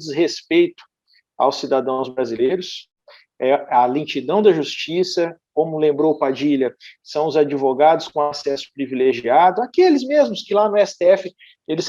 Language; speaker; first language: Portuguese; native; Portuguese